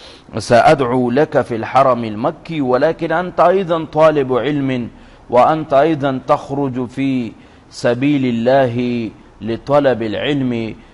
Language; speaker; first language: Arabic; non-native, fluent; Urdu